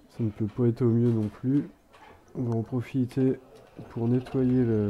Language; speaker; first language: French; native; French